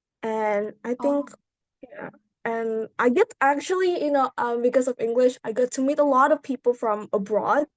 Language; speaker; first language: English; non-native, learner; Indonesian